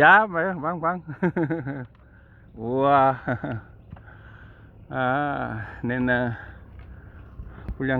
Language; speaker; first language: Vietnamese; non-native, learner; Korean